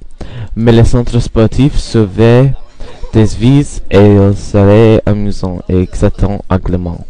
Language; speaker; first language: French; non-native, learner; English